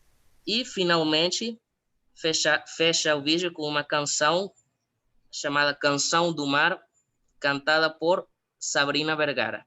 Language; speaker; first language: Portuguese; non-native, fluent; Spanish